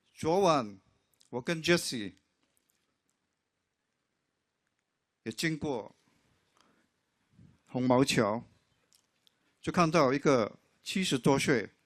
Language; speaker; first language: Chinese; non-native, local second language; English